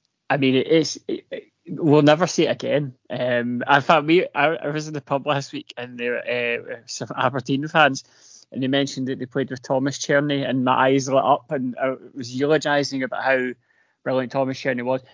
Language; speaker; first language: English; native; English